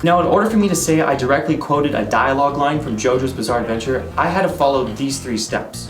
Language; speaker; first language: English; native; English